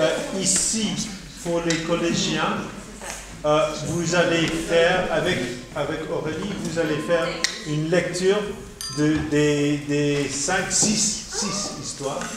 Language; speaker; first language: French; non-native, fluent; English